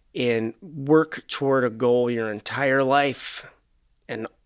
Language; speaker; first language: English; native; English